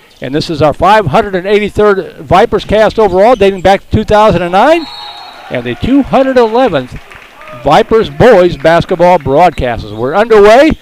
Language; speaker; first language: English; native; English